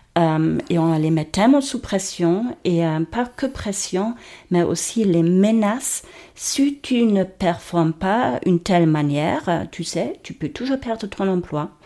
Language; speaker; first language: French; non-native, fluent; German